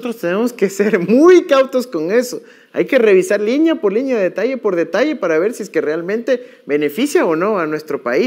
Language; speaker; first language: Spanish; native; Spanish